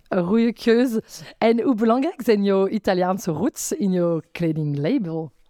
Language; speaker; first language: Dutch; non-native, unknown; French